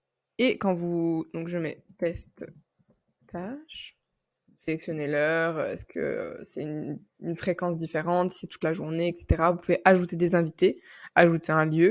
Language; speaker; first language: French; native; French